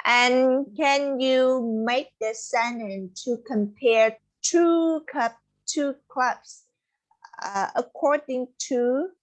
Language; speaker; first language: English; non-native, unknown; Vietnamese